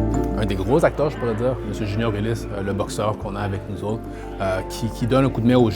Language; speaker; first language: French; early bilingual, other home language; Haitian Creole